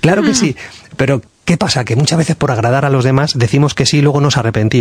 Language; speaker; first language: Spanish; native; Spanish